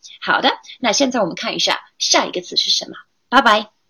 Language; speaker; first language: Chinese; non-native, fluent; English